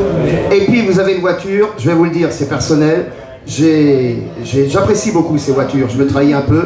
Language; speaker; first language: French; native; French